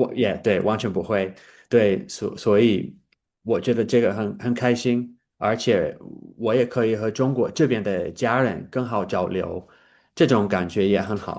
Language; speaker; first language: Chinese; non-native, learner; English